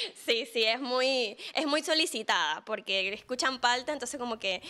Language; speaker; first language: Spanish; native; Spanish